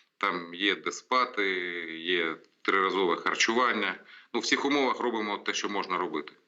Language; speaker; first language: Ukrainian; non-native, local second language; Russian